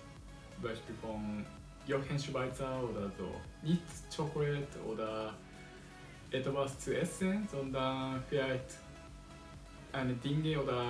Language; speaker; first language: German; non-native, learner; Japanese